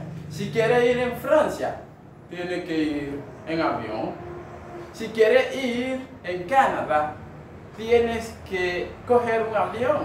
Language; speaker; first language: Spanish; non-native, fluent; Haitian Creole